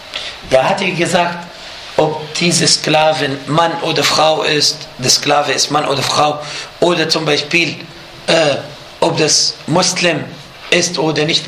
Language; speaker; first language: German; non-native, fluent; Arabic